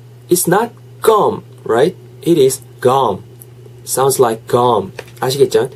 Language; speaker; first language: English; non-native, fluent; Korean